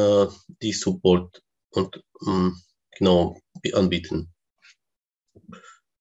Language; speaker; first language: German; non-native, learner; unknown